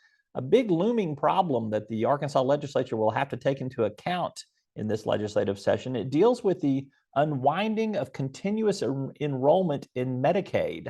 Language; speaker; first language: English; native; English